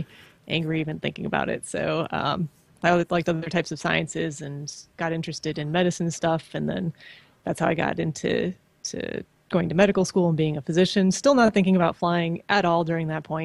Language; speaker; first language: English; native; English